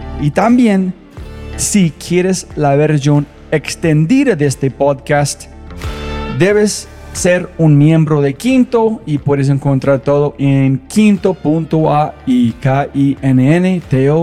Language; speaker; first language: Spanish; non-native, learner; English